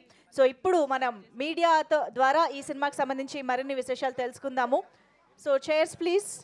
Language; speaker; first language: Telugu; native; Telugu